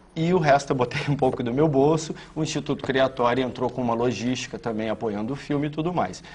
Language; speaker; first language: Portuguese; native; Portuguese